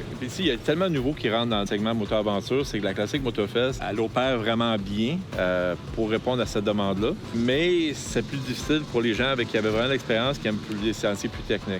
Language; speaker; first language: French; native; French